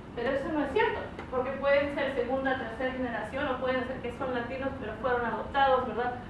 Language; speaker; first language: Spanish; early bilingual, other home language; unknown